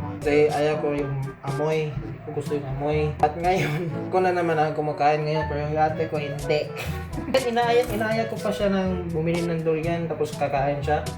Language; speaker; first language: Filipino; non-native, local second language; Cebuano